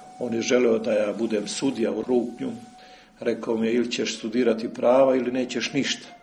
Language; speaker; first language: Serbian; native; Serbian